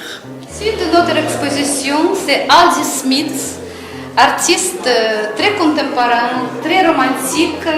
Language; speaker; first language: French; non-native, fluent; Russian